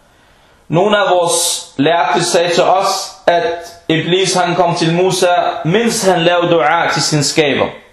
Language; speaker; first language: Danish; non-native, fluent; Arabic